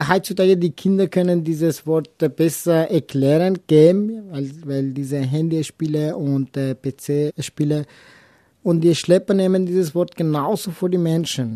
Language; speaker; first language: German; non-native, local second language; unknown